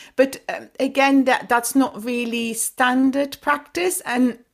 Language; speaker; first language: English; non-native, fluent; Dutch